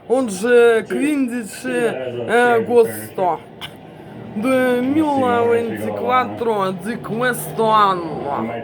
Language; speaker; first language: Italian; non-native, learner; Russian